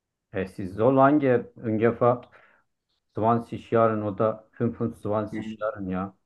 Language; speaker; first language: German; non-native, learner; Turkish